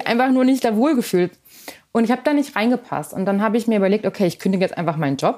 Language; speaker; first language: German; native; German